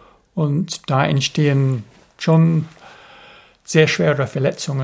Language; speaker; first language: German; non-native, fluent; English